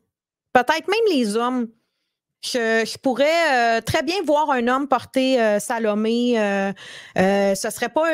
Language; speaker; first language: French; native; French